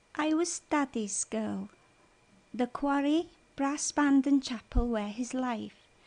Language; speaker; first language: English; non-native, local second language; Welsh